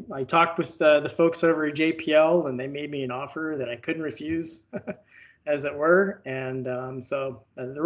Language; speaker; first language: English; native; English